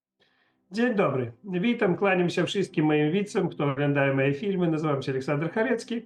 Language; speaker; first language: Polish; non-native, learner; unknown